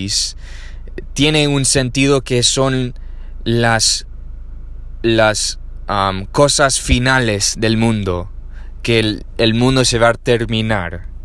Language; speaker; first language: Spanish; non-native, learner; English